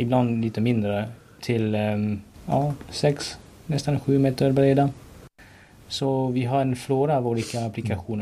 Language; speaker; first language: Swedish; non-native, fluent; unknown